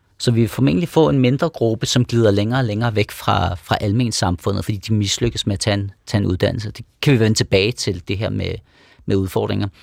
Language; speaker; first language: Danish; early bilingual, other home language; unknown